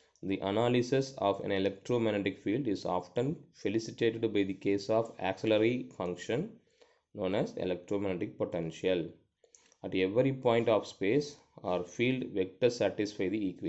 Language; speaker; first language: English; non-native, local second language; Tamil